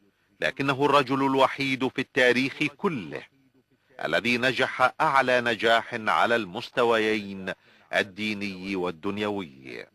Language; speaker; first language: Arabic; native; Arabic